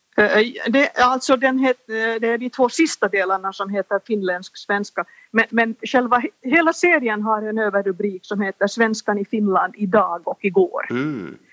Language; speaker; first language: Swedish; native; Swedish